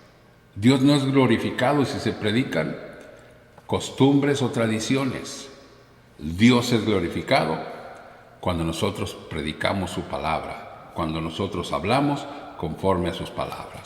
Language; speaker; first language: Spanish; native; Spanish